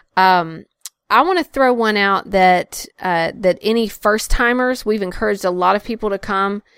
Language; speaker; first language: English; native; English